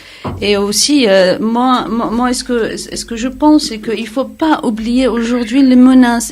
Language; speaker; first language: French; non-native, fluent; Kurdish